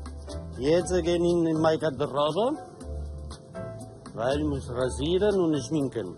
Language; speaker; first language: German; non-native, learner; Italian